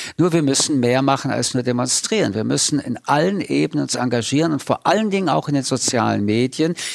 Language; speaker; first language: German; early bilingual, other home language; French